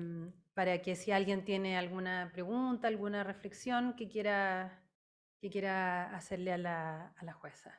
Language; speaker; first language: Spanish; native; Spanish